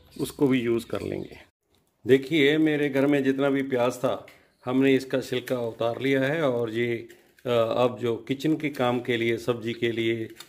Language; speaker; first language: Hindi; non-native, local second language; Punjabi